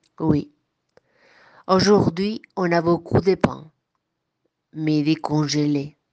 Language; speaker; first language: French; non-native, fluent; Spanish